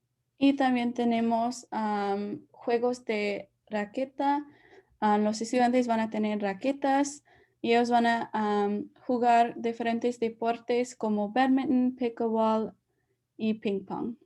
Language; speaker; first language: Spanish; early bilingual, heritage; Spanish